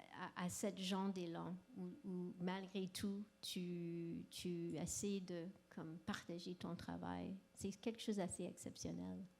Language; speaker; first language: French; non-native, local second language; English